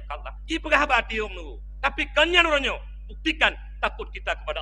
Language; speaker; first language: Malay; non-native, local second language; Achinese